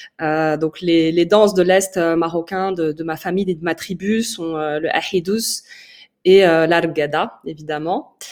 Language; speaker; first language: French; native; French